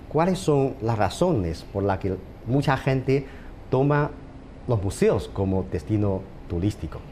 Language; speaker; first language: Spanish; non-native, fluent; Chinese